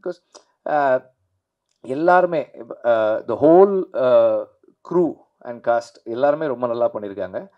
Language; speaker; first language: Tamil; native; Tamil